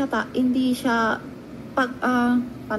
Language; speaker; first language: Filipino; non-native, learner; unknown